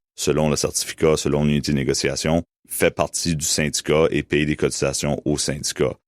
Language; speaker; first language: French; native; French